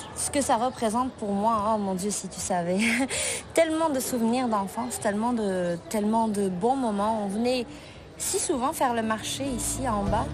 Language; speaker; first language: French; non-native, local second language; Arabic